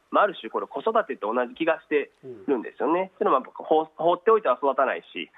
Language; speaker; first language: Japanese; native; Japanese